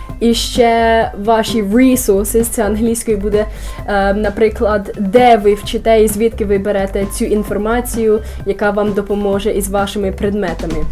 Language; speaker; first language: Ukrainian; early bilingual, heritage; Ukrainian